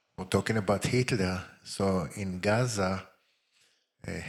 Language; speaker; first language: English; non-native, fluent; Hebrew